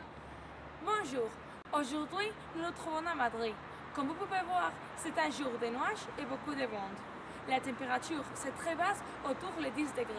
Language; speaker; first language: French; non-native, learner; Spanish